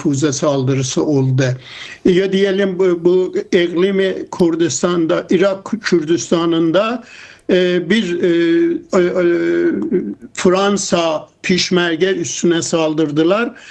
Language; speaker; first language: Turkish; non-native, fluent; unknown